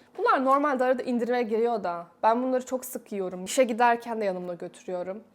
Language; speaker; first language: Turkish; native; Turkish